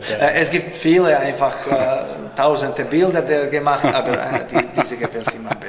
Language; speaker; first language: German; non-native, learner; Serbian